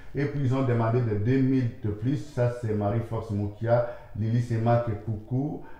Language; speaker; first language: French; non-native, local second language; Lingala